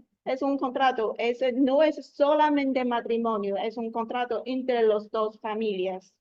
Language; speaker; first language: Spanish; non-native, learner; Chinese